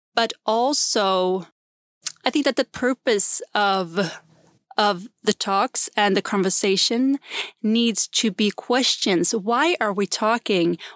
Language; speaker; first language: English; non-native, fluent; Swedish